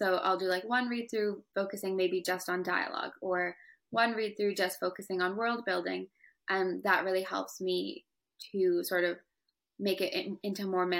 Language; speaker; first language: English; native; English